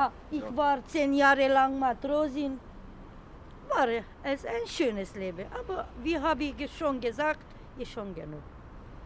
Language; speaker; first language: German; non-native, learner; Romanian